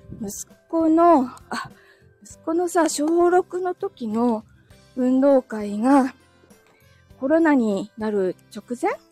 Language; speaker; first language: Japanese; native; Japanese